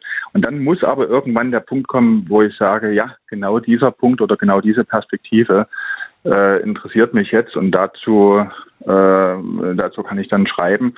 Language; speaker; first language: German; native; German